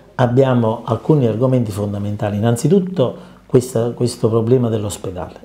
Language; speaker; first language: Italian; native; Italian